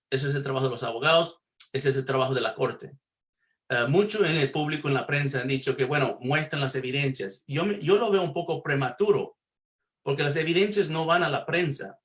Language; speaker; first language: Spanish; early bilingual, heritage; Spanish